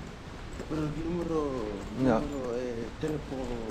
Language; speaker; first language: Italian; non-native, learner; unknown